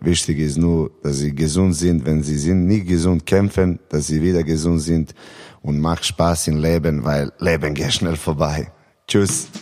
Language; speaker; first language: German; non-native, learner; Serbian